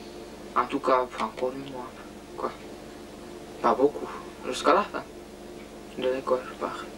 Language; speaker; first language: French; non-native, fluent; Romanian